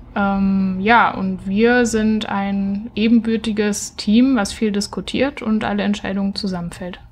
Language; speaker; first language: German; native; German